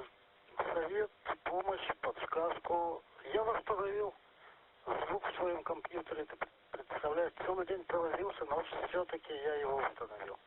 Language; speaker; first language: Russian; native; Russian